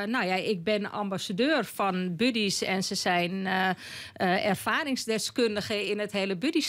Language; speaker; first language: Dutch; native; Dutch